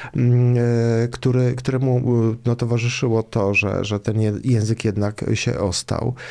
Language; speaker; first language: Polish; native; Polish